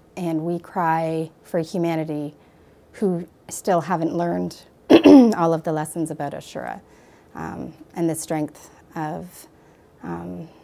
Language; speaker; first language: English; native; English